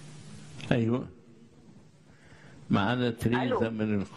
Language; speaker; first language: Arabic; native; Arabic